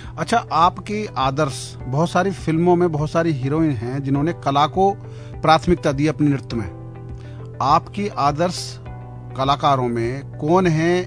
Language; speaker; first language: Hindi; native; Hindi